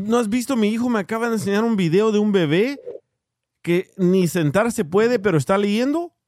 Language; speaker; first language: Spanish; early bilingual, heritage; Spanish